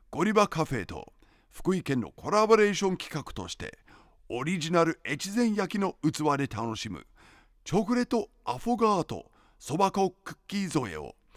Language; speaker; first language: Japanese; non-native, fluent; English